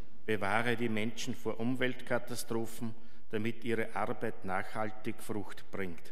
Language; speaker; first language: German; native; German